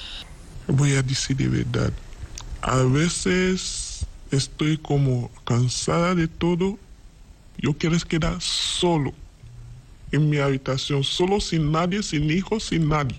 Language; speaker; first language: Spanish; non-native, learner; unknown